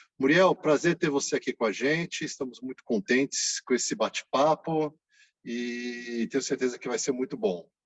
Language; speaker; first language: Portuguese; native; Portuguese